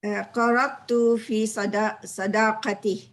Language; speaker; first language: Arabic; non-native, learner; Malay